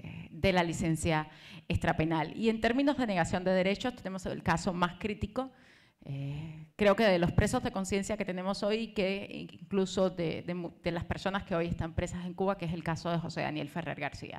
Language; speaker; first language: Spanish; native; Spanish